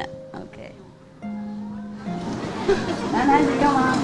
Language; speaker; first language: Chinese; non-native, fluent; Vietnamese